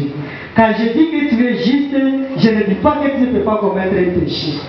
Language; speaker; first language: French; non-native, local second language; Swahili